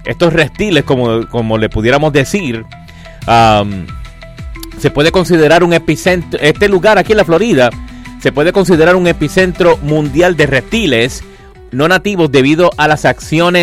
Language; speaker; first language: Spanish; native; Spanish